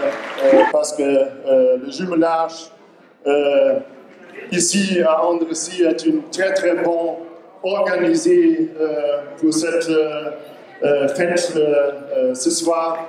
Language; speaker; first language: French; non-native, fluent; German